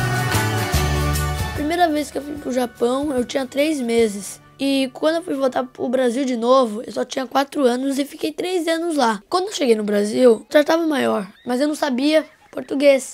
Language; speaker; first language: Portuguese; early bilingual, heritage; Portuguese